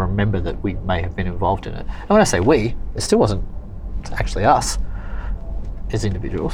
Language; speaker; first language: English; native; English